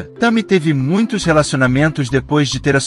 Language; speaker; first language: Portuguese; native; Portuguese